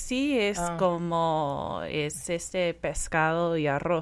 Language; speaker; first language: Spanish; non-native, fluent; English